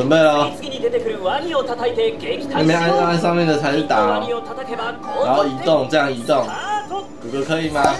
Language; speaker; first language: Chinese; native; Chinese